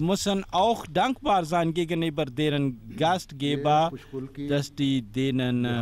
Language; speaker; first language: German; non-native, fluent; Urdu